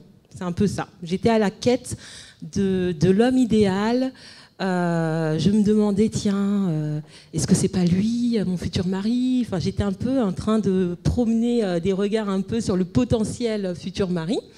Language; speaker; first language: French; native; French